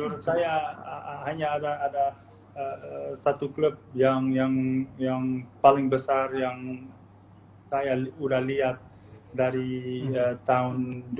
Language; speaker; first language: Indonesian; non-native, fluent; Dutch